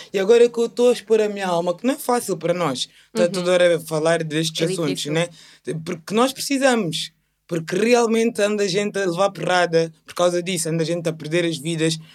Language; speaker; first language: Portuguese; native; Portuguese